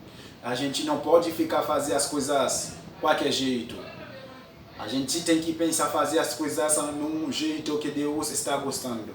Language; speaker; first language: Portuguese; non-native, fluent; French